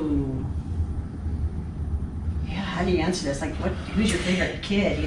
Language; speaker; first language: English; native; English